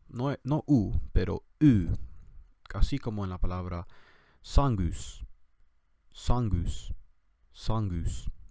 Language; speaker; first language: Spanish; non-native, fluent; English